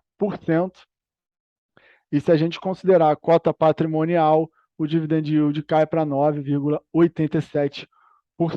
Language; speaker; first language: Portuguese; native; Portuguese